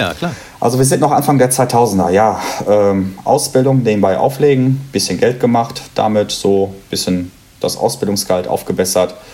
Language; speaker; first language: German; native; German